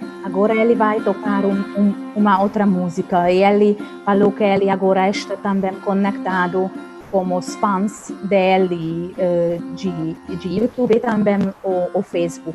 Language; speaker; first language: Portuguese; non-native, fluent; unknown